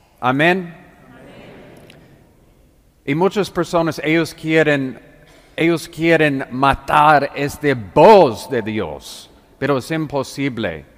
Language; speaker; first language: Spanish; non-native, fluent; English